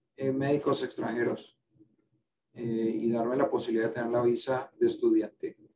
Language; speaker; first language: Spanish; native; Spanish